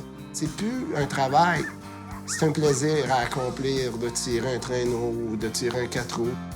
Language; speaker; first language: French; native; French